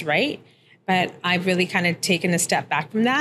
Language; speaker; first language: English; early bilingual, other home language; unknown